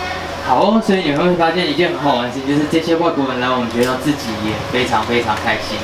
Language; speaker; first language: Chinese; native; Chinese